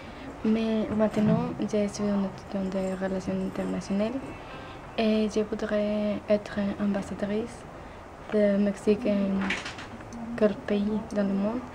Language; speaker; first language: French; non-native, learner; Spanish